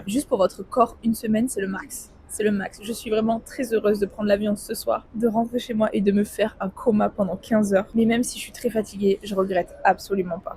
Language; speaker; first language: French; native; French